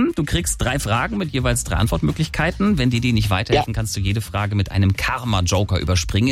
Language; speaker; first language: German; native; German